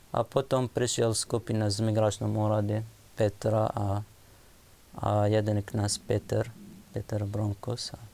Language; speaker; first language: Slovak; non-native, learner; Arabic